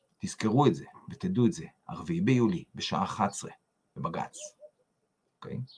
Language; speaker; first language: Hebrew; non-native, fluent; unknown